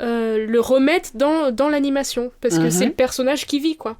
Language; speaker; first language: French; native; French